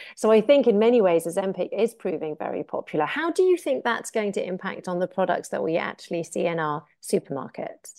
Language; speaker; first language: English; native; English